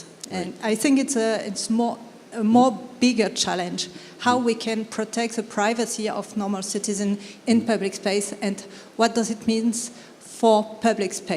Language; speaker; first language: English; non-native, fluent; French